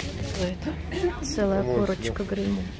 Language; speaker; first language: Russian; native; Russian